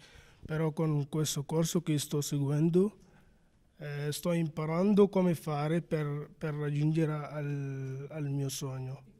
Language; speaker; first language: Italian; non-native, learner; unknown